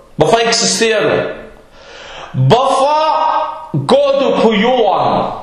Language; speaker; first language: Danish; early bilingual, other home language; Arabic